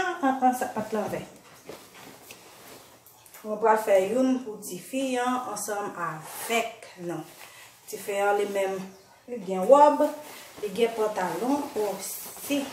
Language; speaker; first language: French; non-native, learner; Haitian Creole